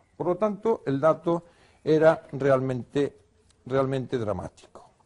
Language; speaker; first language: Spanish; non-native, local second language; Galician